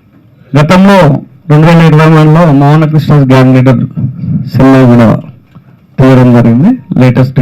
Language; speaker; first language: Telugu; native; Telugu